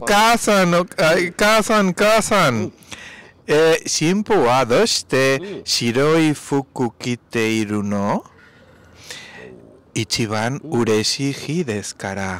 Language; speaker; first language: Japanese; non-native, learner; Spanish